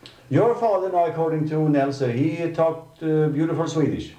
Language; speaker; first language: English; non-native, fluent; Swedish